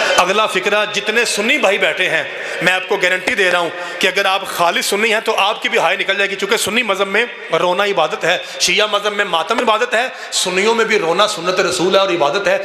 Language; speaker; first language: Urdu; non-native, local second language; Punjabi